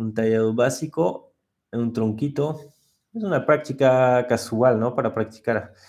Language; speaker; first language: Spanish; non-native, fluent; French